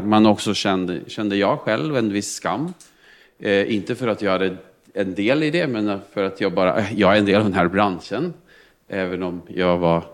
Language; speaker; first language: Swedish; non-native, fluent; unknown